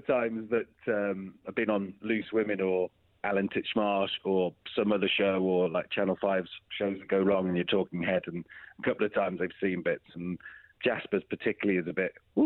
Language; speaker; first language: English; native; English